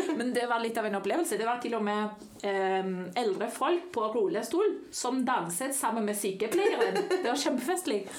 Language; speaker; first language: Norwegian; non-native, fluent; Spanish